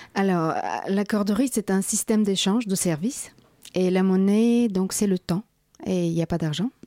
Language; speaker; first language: French; non-native, fluent; Bulgarian